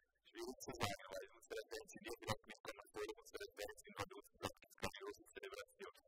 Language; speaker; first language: German; non-native, local second language; Italian